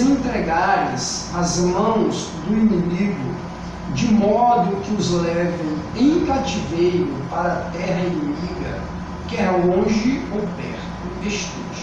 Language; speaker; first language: Portuguese; native; Portuguese